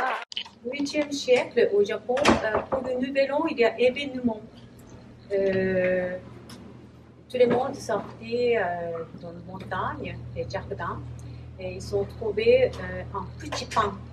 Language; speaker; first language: French; non-native, learner; Japanese